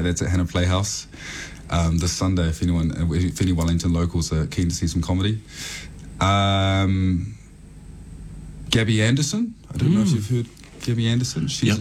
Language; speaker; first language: English; native; English